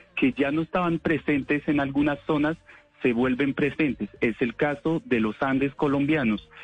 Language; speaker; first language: Spanish; non-native, fluent; French